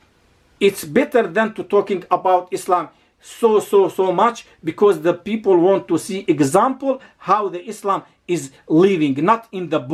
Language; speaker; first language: English; non-native, learner; Arabic